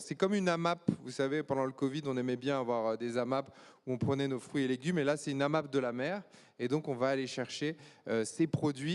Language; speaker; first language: French; native; French